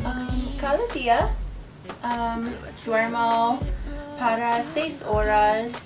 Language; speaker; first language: Spanish; non-native, learner; English